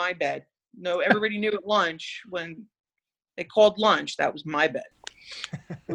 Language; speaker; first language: English; native; English